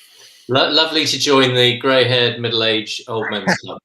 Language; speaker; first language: English; native; English